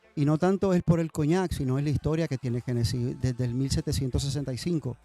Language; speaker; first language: Spanish; early bilingual, other home language; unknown